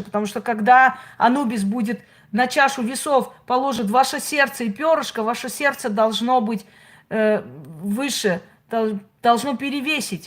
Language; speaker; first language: Russian; native; Russian